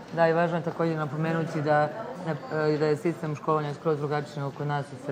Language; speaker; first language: Bosnian; native; Bosnian